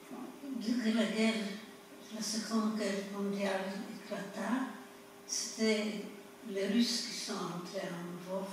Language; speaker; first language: French; non-native, fluent; Polish